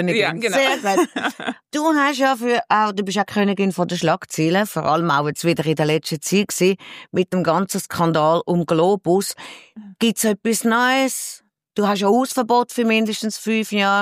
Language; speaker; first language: German; native; German